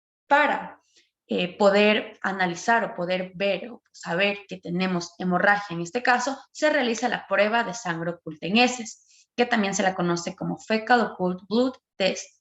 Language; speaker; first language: Spanish; native; Spanish